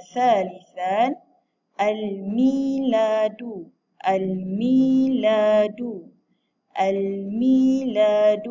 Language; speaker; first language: Arabic; non-native, fluent; Malay